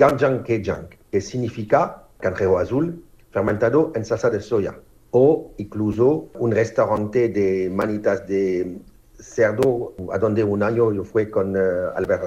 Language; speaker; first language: Spanish; non-native, learner; French